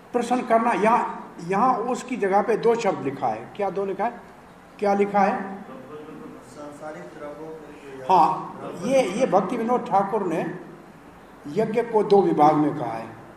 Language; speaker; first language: Hindi; native; Hindi